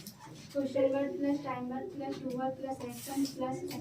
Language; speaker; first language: English; non-native, learner; Hindi